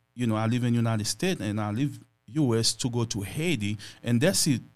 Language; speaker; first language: English; non-native, fluent; Haitian Creole